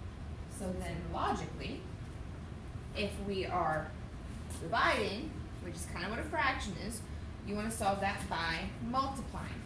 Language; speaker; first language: English; native; English